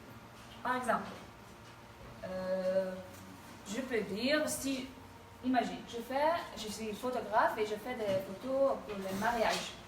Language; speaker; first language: French; non-native, fluent; Dutch